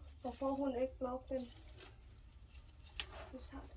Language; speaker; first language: Danish; non-native, learner; Thai